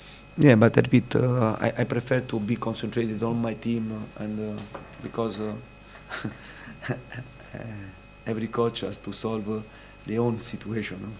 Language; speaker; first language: English; non-native, fluent; Italian